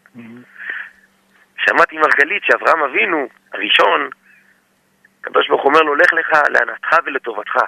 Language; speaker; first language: Hebrew; native; Hebrew